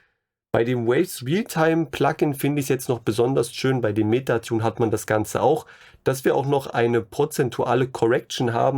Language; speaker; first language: German; native; German